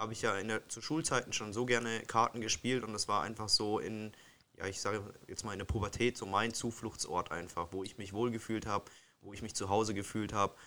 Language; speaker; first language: German; native; German